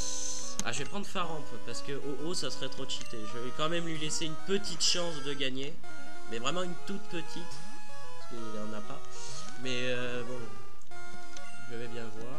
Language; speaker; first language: French; native; French